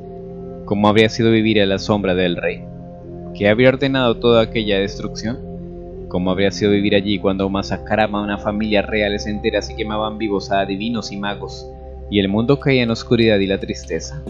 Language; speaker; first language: Spanish; native; Spanish